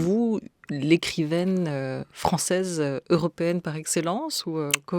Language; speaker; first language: French; native; French